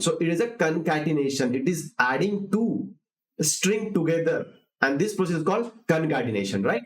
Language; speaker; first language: English; non-native, local second language; Hindi